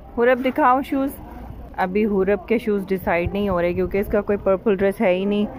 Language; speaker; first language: Urdu; native; Urdu